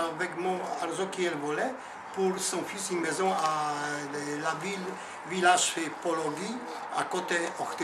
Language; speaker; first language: French; non-native, learner; Polish